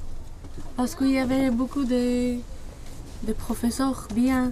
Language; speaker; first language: French; non-native, learner; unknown